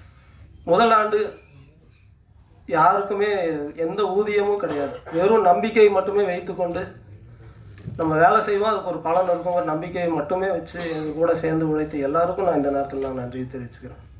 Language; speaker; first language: Tamil; native; Tamil